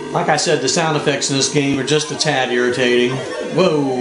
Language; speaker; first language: English; native; English